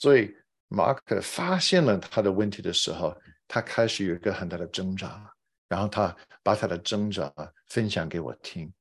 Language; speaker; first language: Chinese; non-native, fluent; English